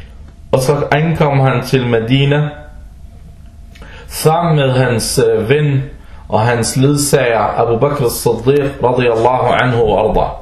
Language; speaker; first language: Danish; non-native, fluent; Arabic